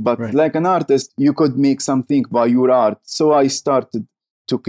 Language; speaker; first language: English; non-native, learner; Arabic